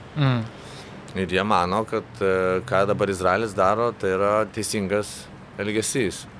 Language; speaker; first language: Lithuanian; native; Lithuanian